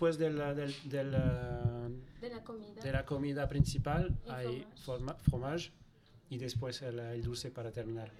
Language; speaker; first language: Spanish; non-native, learner; French